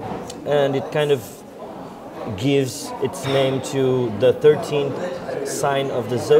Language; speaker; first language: English; non-native, fluent; Portuguese